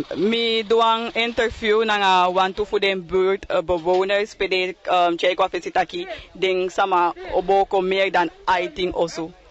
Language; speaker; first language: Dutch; non-native, local second language; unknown